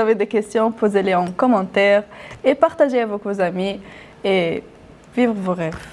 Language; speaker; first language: French; non-native, local second language; Arabic